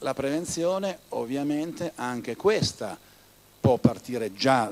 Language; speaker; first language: Italian; native; Italian